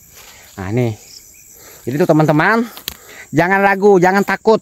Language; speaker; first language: Indonesian; native; Indonesian